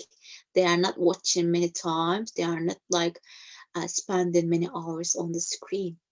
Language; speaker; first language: English; non-native, fluent; Turkish